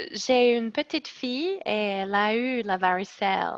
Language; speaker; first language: French; non-native, learner; English